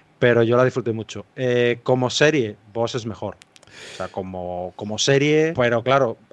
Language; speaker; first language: Spanish; native; Spanish